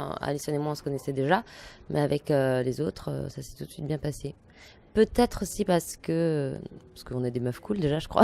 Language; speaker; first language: French; native; French